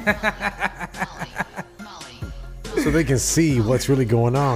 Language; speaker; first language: English; native; English